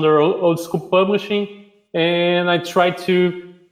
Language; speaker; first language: English; non-native, fluent; Portuguese